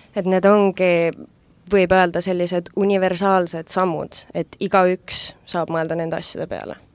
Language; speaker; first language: Estonian; native; Estonian